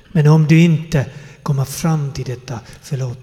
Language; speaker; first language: Swedish; non-native, fluent; Finnish